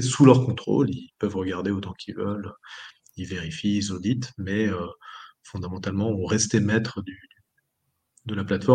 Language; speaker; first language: French; native; French